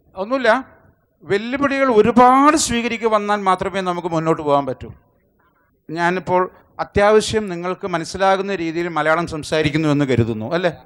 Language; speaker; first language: Malayalam; non-native, local second language; Konkani